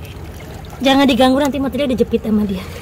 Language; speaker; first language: Indonesian; native; Indonesian